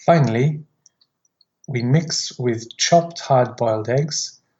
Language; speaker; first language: English; native; English